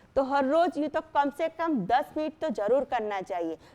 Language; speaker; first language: Hindi; non-native, local second language; Gujarati